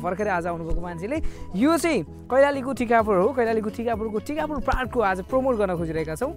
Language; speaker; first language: Nepali; native; Nepali